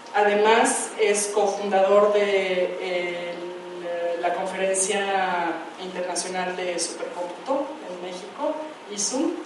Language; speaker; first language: Spanish; native; Spanish